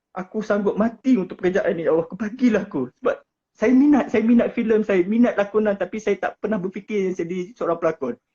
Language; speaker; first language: Malay; native; Malay